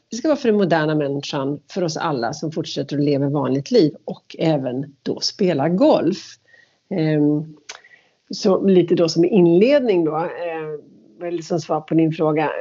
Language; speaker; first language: Swedish; native; Swedish